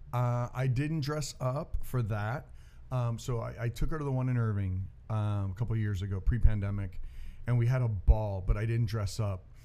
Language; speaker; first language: English; early bilingual, other home language; Spanish